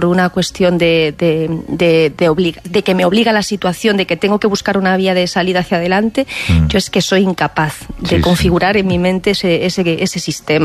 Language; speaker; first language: Spanish; native; Spanish